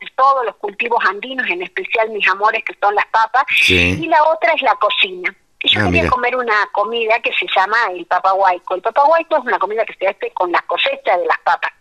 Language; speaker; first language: Spanish; native; Spanish